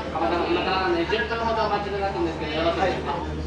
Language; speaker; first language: Japanese; native; Japanese